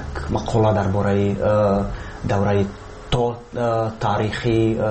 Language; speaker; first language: Persian; non-native, fluent; Czech